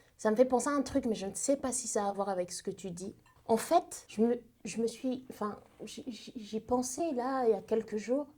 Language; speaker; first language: French; early bilingual, other home language; Lingala